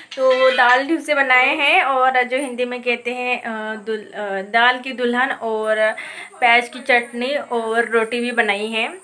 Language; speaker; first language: Hindi; non-native, local second language; Marathi